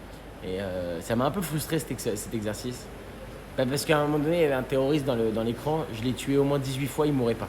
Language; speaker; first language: French; native; French